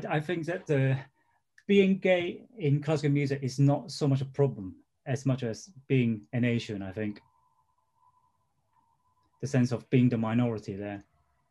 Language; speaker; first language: English; non-native, local second language; Cantonese